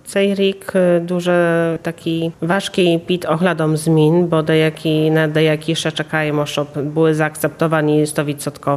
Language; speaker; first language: Ukrainian; early bilingual, heritage; Ukrainian